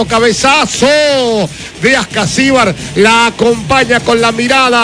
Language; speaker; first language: Spanish; native; Spanish